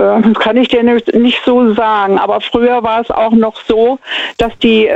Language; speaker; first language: German; native; German